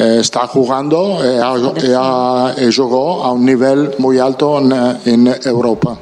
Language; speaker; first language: Portuguese; non-native, learner; Italian